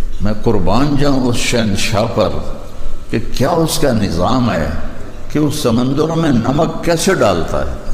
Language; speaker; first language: Urdu; non-native, local second language; Punjabi